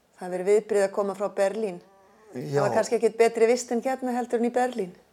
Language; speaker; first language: Icelandic; native; Icelandic